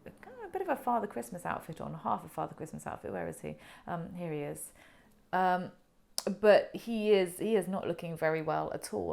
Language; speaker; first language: English; native; English